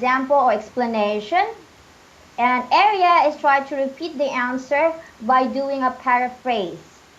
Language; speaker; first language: English; non-native, fluent; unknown